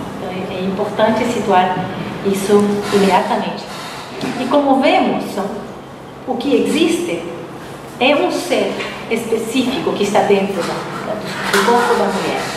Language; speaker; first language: Portuguese; non-native, fluent; Spanish